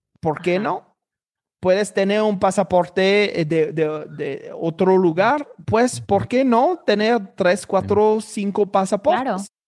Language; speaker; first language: Spanish; non-native, fluent; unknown